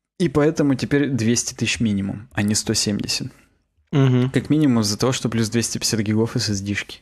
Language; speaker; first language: Russian; native; Russian